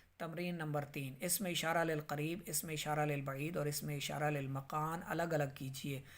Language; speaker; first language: Urdu; native; Urdu